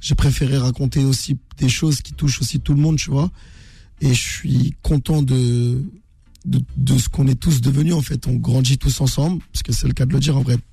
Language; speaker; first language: French; native; French